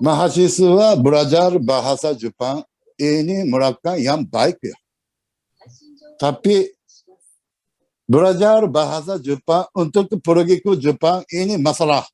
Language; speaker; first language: Indonesian; non-native, learner; Japanese